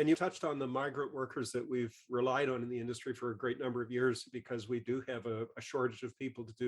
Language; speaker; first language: English; native; English